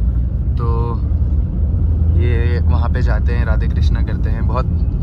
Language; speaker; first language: Hindi; native; Hindi